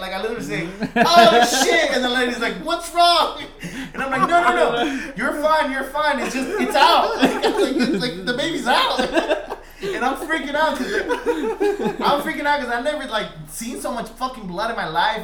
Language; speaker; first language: English; early bilingual, other home language; Spanish